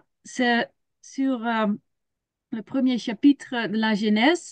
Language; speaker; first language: French; non-native, learner; Dutch